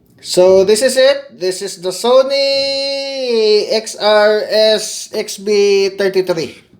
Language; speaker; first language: English; non-native, local second language; Filipino